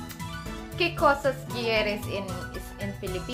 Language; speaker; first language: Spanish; non-native, learner; Filipino